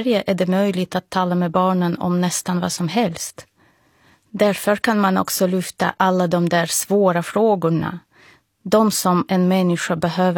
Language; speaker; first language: Swedish; non-native, fluent; Russian